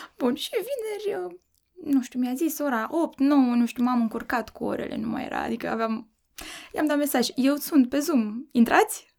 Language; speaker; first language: Romanian; native; Romanian